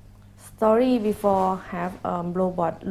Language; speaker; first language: English; non-native, learner; Thai